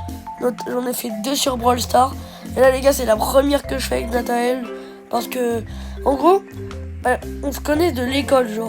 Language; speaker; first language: French; native; French